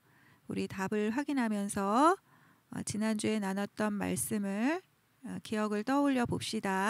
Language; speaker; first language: Korean; native; Korean